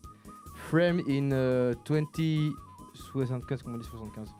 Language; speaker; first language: English; non-native, learner; French